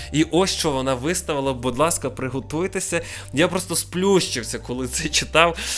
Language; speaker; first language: Ukrainian; native; Ukrainian